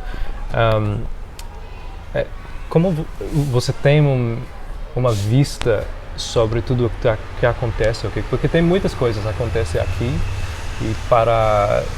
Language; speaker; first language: Portuguese; non-native, fluent; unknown